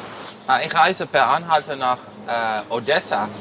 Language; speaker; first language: German; non-native, learner; Dutch